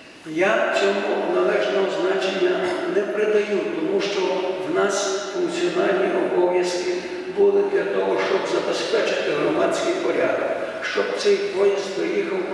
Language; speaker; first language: Ukrainian; native; Ukrainian